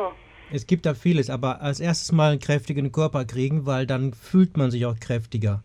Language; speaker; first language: German; native; German